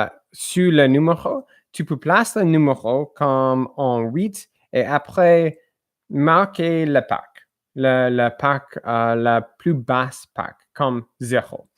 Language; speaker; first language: French; non-native, learner; English